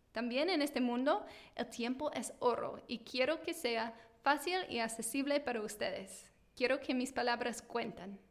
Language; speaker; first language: Spanish; non-native, fluent; English